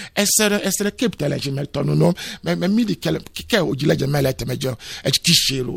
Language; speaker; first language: Hungarian; non-native, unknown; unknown